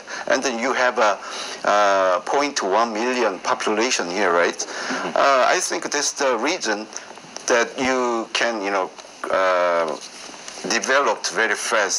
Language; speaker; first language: English; non-native, learner; Korean